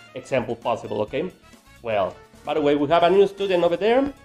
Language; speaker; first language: English; non-native, fluent; Spanish